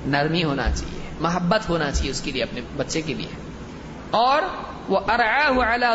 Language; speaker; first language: Urdu; native; Urdu